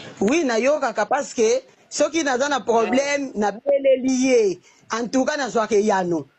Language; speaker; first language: Lingala; non-native, local second language; Kongo